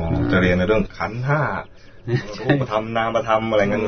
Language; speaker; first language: Thai; native; Thai